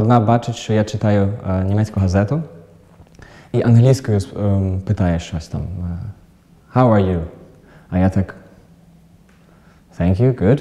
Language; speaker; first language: Ukrainian; non-native, fluent; German